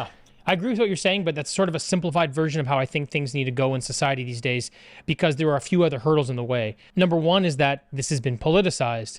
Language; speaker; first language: English; native; English